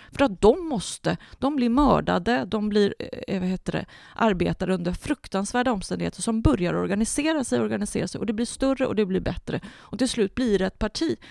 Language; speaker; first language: Swedish; early bilingual, other home language; Spanish